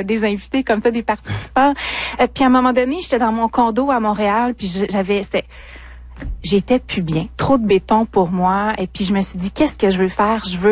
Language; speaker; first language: French; native; French